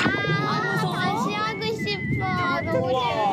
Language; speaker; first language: Korean; early bilingual, other home language; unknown